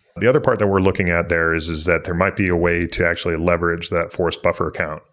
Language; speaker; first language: English; native; English